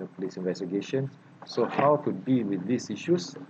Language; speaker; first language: English; non-native, local second language; Malay